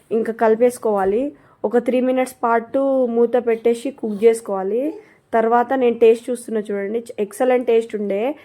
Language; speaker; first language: Telugu; non-native, local second language; Lambadi